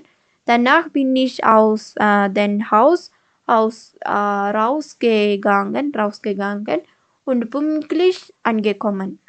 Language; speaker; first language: German; non-native, learner; Malayalam